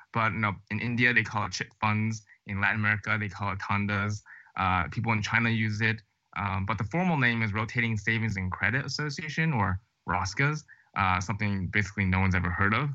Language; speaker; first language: English; native; English